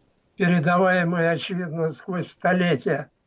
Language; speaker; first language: Russian; native; Russian